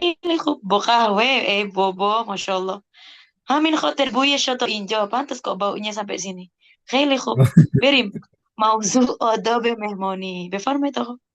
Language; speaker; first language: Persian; non-native, fluent; Indonesian